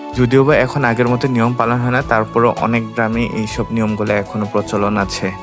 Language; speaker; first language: Bangla; non-native, local second language; Garo